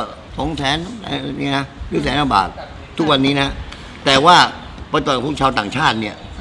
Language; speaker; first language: Thai; native; Thai